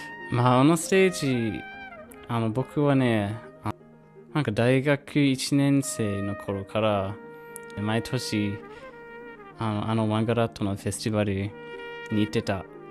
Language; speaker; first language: Japanese; non-native, fluent; English